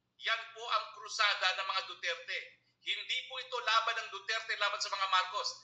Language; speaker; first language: Filipino; native; Filipino